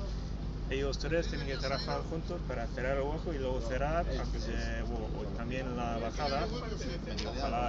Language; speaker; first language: Spanish; non-native, fluent; English